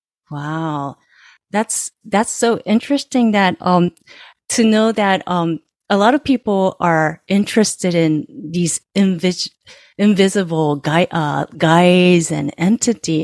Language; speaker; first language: English; non-native, fluent; Japanese